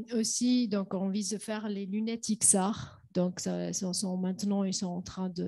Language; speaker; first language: French; non-native, local second language; Arabic